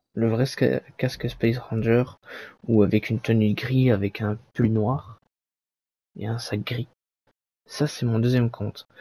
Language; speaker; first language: French; native; French